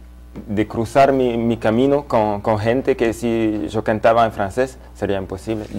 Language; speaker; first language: Spanish; non-native, fluent; French